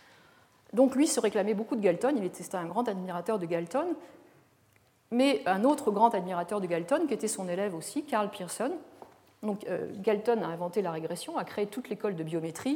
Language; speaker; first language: French; native; French